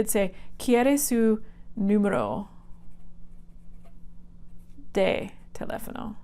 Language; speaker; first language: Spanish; non-native, fluent; English